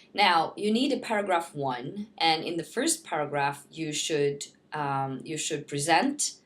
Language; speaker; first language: English; non-native, fluent; Norwegian